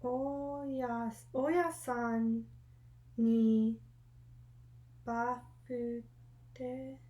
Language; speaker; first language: Japanese; non-native, learner; English